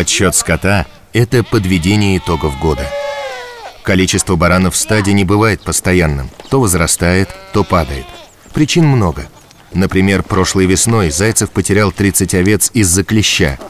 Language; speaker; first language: Russian; native; Russian